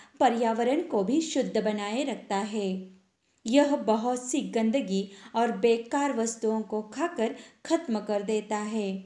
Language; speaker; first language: Hindi; non-native, local second language; Marathi